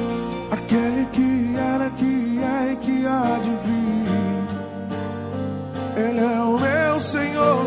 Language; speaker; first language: Portuguese; native; Portuguese